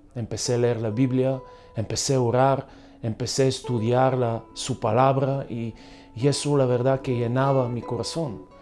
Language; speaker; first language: Spanish; non-native, fluent; Bulgarian